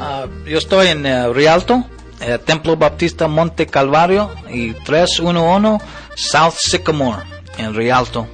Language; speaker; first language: Spanish; early bilingual, heritage; English